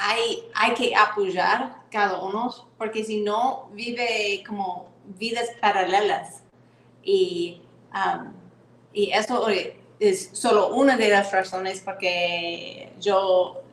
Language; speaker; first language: Spanish; non-native, fluent; English